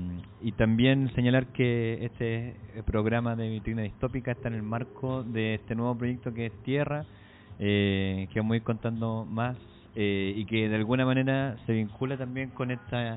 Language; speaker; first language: Spanish; native; Spanish